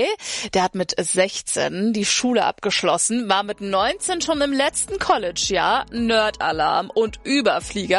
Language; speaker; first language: German; native; German